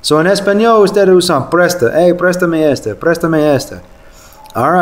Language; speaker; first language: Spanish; non-native, learner; English